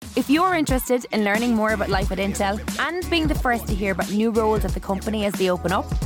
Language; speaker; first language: English; native; English